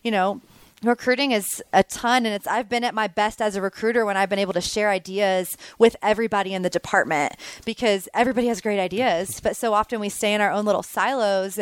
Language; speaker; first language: English; native; English